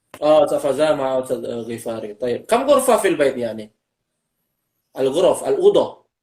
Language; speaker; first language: Arabic; non-native, fluent; Indonesian